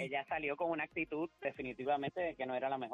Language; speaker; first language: Spanish; native; Spanish